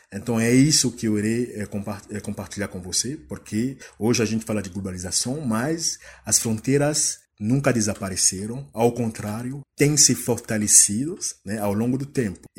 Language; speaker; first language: Portuguese; non-native, fluent; French